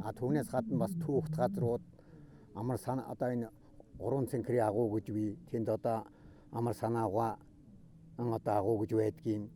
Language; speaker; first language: Mongolian; native; Mongolian